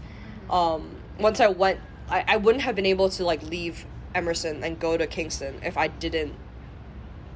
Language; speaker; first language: English; non-native, local second language; Cantonese